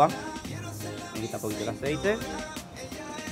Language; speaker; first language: Spanish; native; Spanish